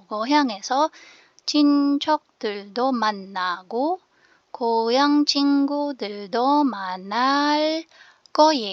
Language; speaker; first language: Korean; non-native, fluent; Filipino